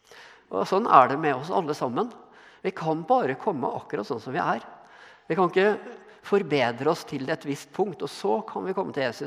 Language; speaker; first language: Norwegian; native; Norwegian